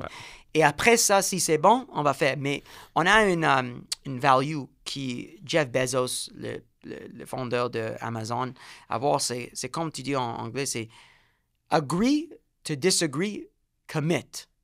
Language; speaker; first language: French; non-native, learner; English